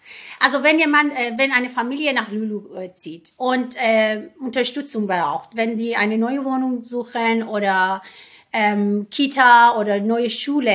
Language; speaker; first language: German; non-native, fluent; Persian